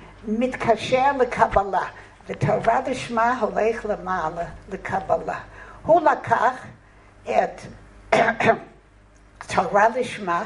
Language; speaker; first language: Hebrew; non-native, fluent; English